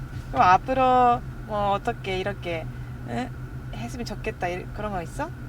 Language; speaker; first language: Korean; non-native, fluent; Japanese